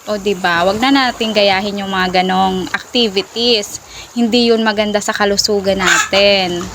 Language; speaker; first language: Filipino; non-native, local second language; Cebuano